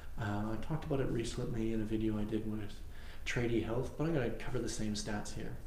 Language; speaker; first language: English; native; English